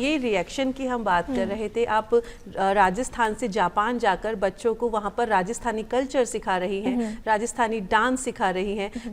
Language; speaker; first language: Hindi; native; Hindi